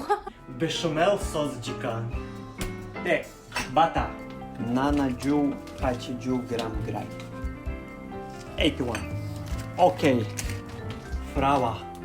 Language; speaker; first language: Japanese; non-native, learner; Serbian